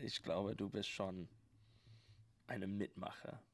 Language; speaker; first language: German; non-native, learner; English